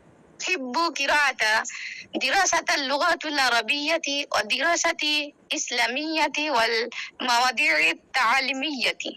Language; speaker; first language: Arabic; non-native, learner; Bangla